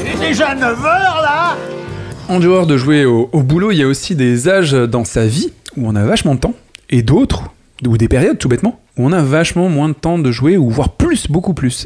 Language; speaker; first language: French; native; French